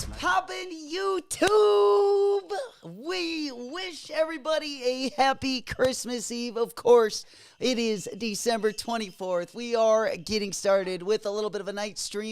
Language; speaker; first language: English; native; English